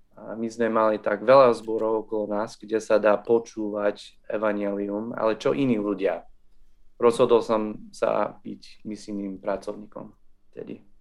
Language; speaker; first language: Slovak; non-native, fluent; English